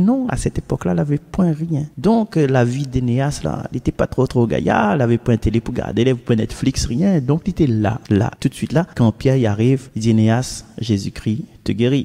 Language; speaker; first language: French; non-native, local second language; Réunion Creole French